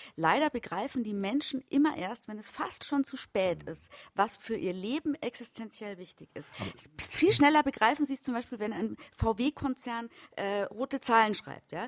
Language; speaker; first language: German; native; German